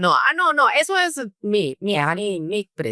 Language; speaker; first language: Spanish; non-native, fluent; Korean